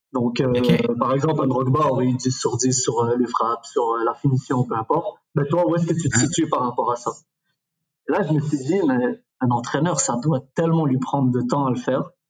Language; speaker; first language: French; early bilingual, other home language; Arabic